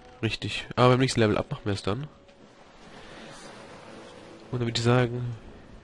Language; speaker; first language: German; native; German